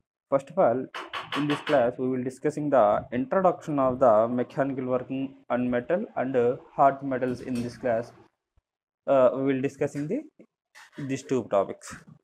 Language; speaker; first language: English; non-native, local second language; Telugu